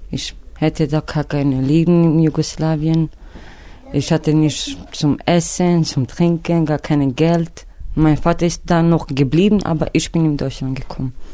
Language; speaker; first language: German; non-native, learner; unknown